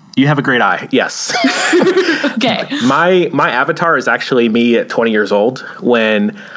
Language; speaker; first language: English; native; English